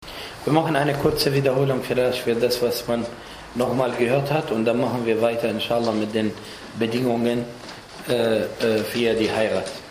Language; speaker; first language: German; non-native, fluent; Arabic